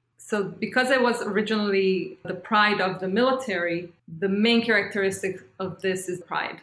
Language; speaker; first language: English; non-native, fluent; Hebrew